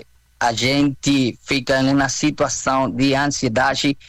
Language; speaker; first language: Portuguese; non-native, fluent; Spanish